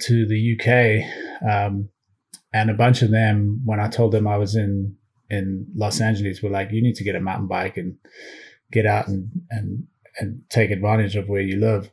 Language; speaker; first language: English; native; English